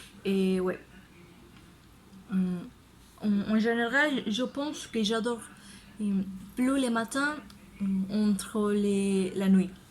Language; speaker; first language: French; non-native, learner; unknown